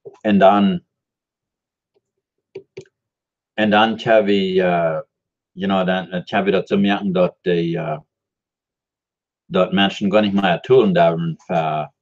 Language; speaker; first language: German; non-native, learner; Dutch